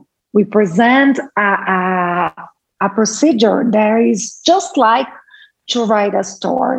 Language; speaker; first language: English; non-native, fluent; Portuguese